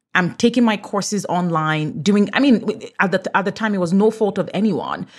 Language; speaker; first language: English; native; English